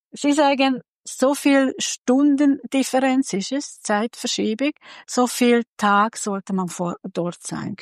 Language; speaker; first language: German; non-native, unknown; Hungarian